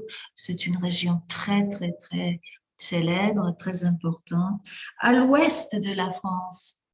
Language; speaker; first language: French; non-native, fluent; Spanish